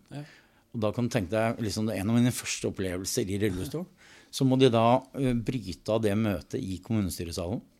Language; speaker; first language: Norwegian; native; Norwegian